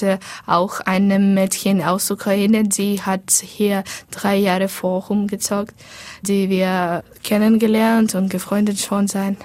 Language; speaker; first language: German; non-native, learner; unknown